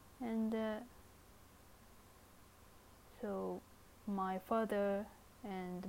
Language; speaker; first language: English; non-native, learner; Japanese